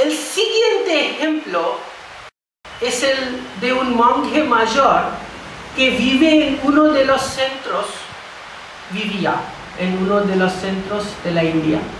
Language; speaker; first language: Spanish; non-native, fluent; Bangla